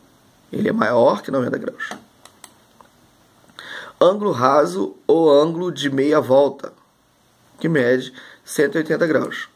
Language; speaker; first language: Portuguese; native; Portuguese